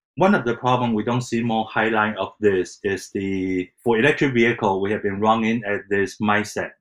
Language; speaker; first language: English; non-native, fluent; Chinese